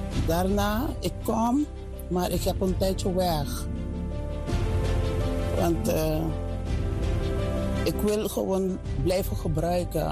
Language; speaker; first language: Dutch; non-native, learner; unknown